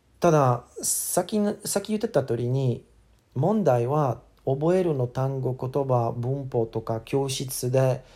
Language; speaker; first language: Japanese; non-native, learner; English